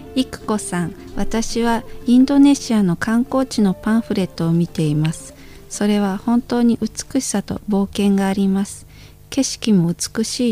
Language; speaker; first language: Japanese; non-native, fluent; Indonesian